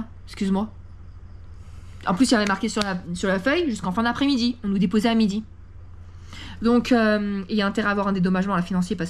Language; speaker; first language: French; native; French